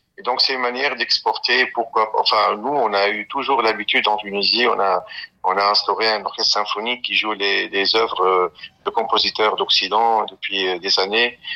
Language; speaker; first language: French; non-native, local second language; Arabic